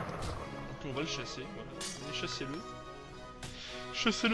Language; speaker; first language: French; native; French